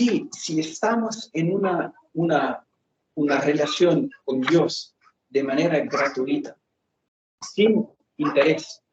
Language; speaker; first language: Spanish; non-native, fluent; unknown